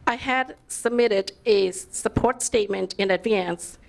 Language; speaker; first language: English; early bilingual, other home language; Lao